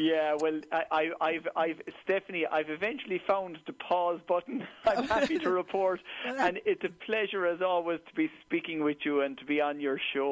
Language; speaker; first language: English; native; English